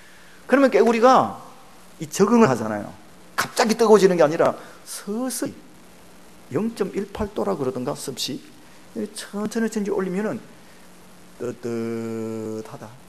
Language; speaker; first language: Korean; native; Korean